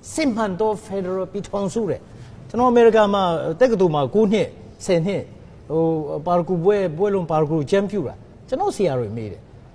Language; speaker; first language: Burmese; non-native, local second language; Hakha Chin